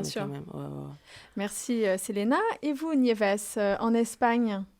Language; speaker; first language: French; native; French